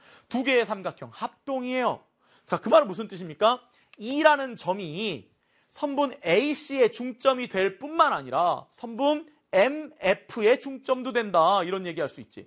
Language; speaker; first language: Korean; native; Korean